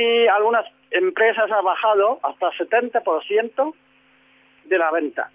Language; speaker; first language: Spanish; non-native, learner; Chinese